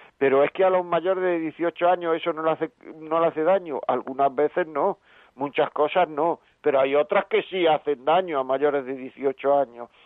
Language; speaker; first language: Spanish; native; Spanish